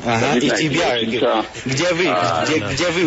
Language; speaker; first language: Russian; early bilingual, heritage; Spanish